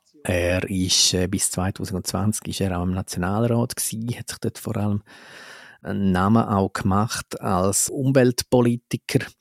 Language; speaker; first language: German; native; German